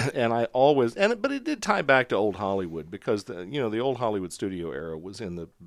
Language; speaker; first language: English; native; English